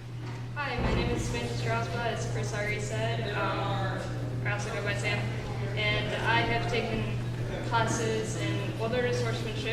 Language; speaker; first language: English; native; English